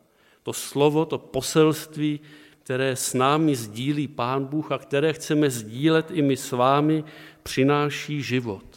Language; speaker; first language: Czech; native; Czech